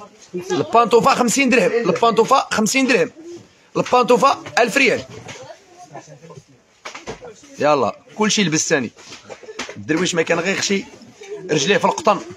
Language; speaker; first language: Arabic; native; Arabic